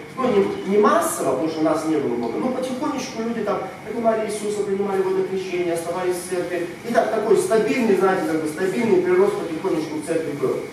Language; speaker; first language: Russian; non-native, local second language; Romanian